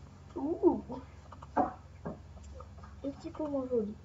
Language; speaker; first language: French; native; French